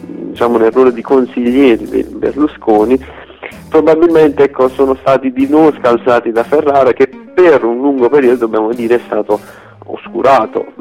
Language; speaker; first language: Italian; native; Italian